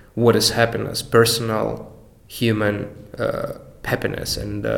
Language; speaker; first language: English; non-native, fluent; Ukrainian